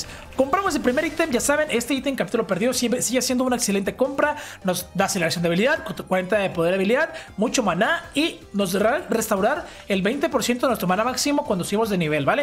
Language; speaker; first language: Spanish; native; Spanish